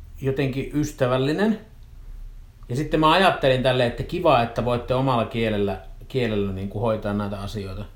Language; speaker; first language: Finnish; native; Finnish